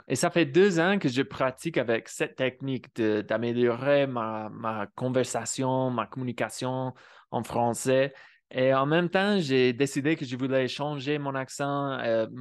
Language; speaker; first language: French; non-native, fluent; English